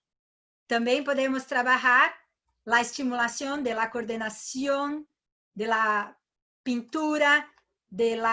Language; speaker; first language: Spanish; non-native, learner; Portuguese